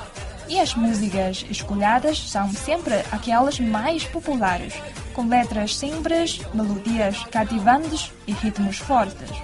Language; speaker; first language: Portuguese; non-native, learner; Chinese